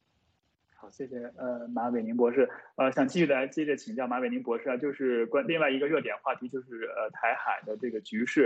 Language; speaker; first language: Chinese; native; Chinese